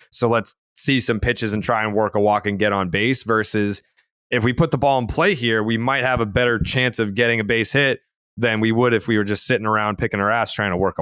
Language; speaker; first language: English; native; English